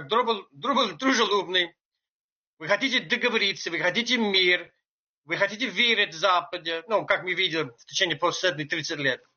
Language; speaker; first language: Russian; non-native, fluent; English